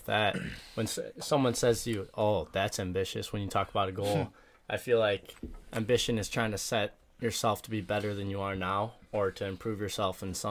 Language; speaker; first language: English; native; English